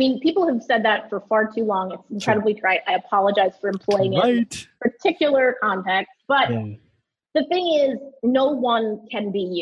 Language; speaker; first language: English; native; English